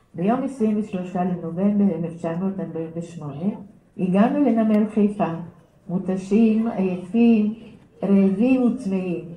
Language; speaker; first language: Hebrew; early bilingual, other home language; Bulgarian